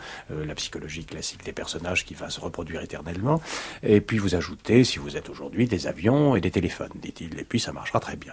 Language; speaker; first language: French; native; French